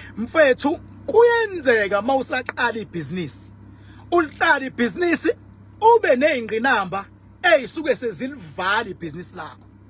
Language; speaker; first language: Zulu; native; Zulu